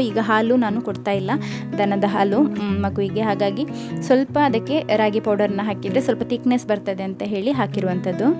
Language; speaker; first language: Kannada; non-native, local second language; Konkani